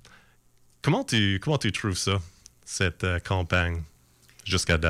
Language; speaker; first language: French; native; French